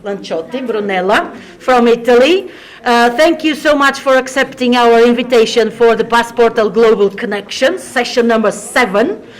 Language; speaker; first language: English; non-native, fluent; Portuguese